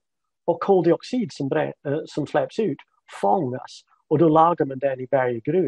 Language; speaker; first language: Swedish; non-native, fluent; English